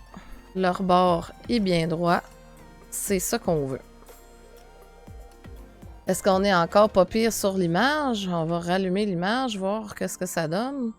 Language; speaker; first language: French; native; French